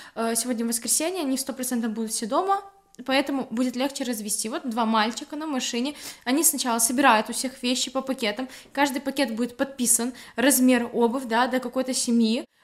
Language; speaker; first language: Russian; native; Russian